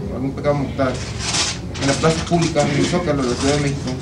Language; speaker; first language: Spanish; native; Spanish